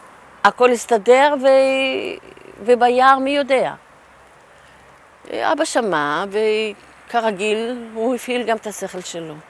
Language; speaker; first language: Hebrew; non-native, fluent; Yiddish